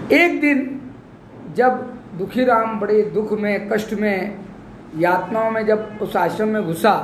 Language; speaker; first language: Hindi; non-native, local second language; Marathi